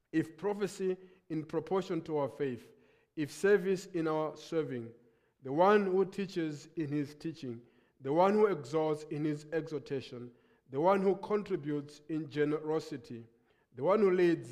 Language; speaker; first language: English; non-native, local second language; Nyanja